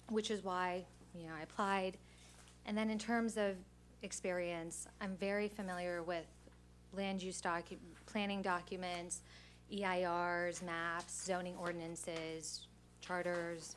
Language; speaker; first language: English; native; English